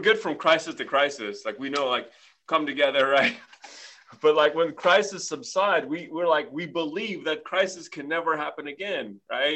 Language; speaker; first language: English; early bilingual, other home language; Armenian